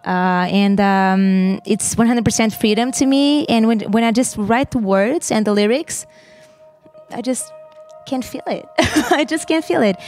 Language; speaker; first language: English; non-native, fluent; Portuguese